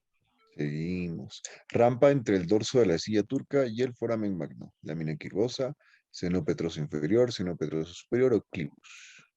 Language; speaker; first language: Spanish; native; Spanish